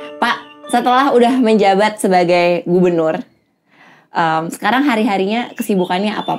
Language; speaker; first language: Indonesian; native; Indonesian